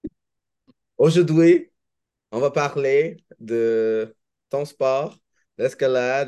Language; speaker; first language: French; non-native, learner; English